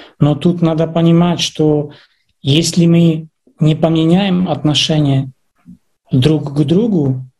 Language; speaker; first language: Russian; non-native, fluent; Czech